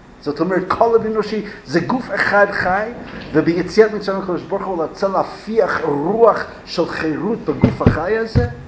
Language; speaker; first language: Hebrew; non-native, fluent; English